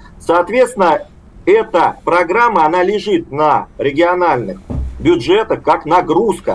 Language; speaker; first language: Russian; native; Russian